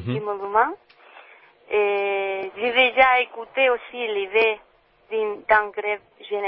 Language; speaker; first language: French; non-native, learner; Spanish